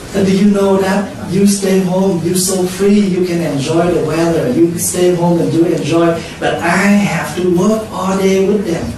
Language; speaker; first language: English; non-native, fluent; Vietnamese